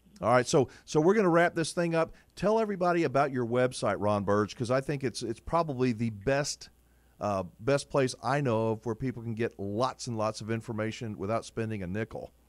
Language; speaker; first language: English; native; English